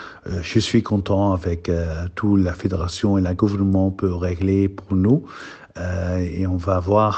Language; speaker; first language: French; non-native, fluent; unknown